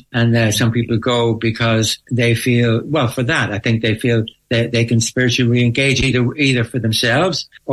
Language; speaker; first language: English; native; English